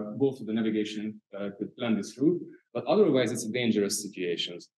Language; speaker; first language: English; non-native, fluent; Hungarian